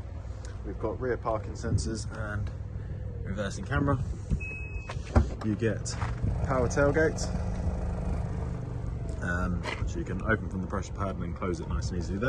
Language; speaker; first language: English; native; English